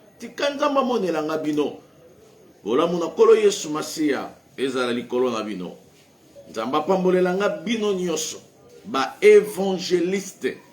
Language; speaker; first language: Lingala; non-native, local second language; Kongo